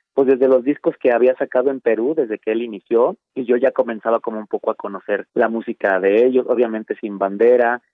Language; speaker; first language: Spanish; native; Spanish